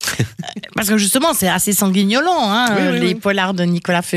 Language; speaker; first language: French; native; French